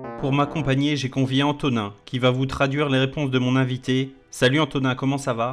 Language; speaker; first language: French; native; French